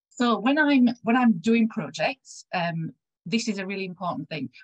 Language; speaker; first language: English; native; English